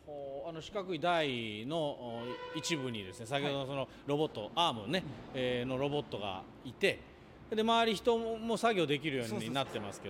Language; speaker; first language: Japanese; native; Japanese